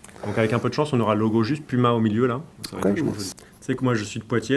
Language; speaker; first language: French; native; French